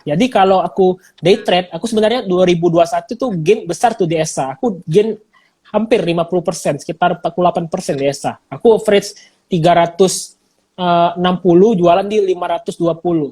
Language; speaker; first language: Indonesian; native; Indonesian